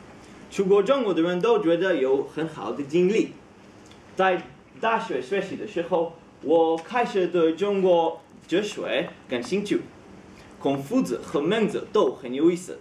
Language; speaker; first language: Chinese; non-native, learner; Hebrew